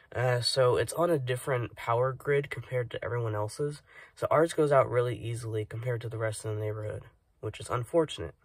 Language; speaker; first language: English; native; English